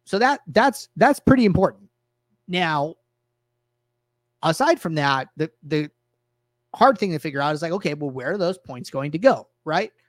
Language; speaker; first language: English; native; English